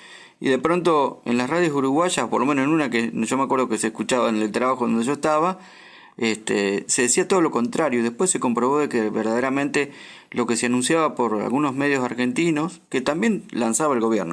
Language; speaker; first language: Spanish; native; Spanish